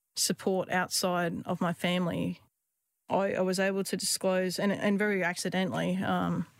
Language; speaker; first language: English; native; English